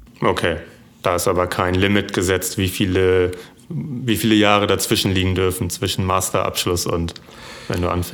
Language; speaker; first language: German; native; German